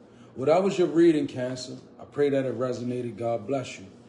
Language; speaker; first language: English; native; English